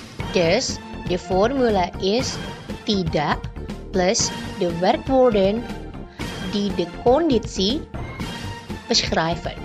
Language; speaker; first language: Dutch; non-native, learner; Indonesian